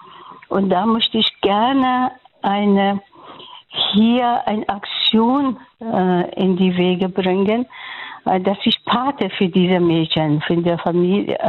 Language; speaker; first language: German; non-native, fluent; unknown